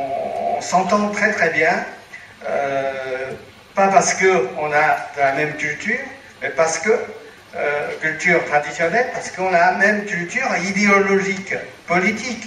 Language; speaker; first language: French; non-native, fluent; Chinese